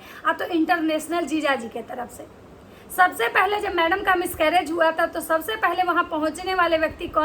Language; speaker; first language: Hindi; native; Hindi